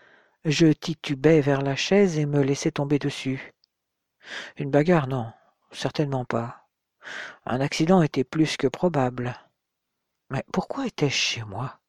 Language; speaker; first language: French; native; French